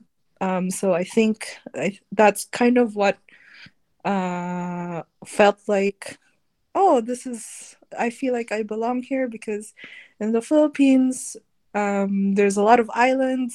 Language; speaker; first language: English; non-native, local second language; Filipino